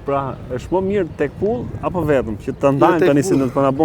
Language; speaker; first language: Albanian; native; Albanian